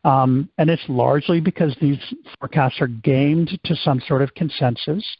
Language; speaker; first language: English; native; English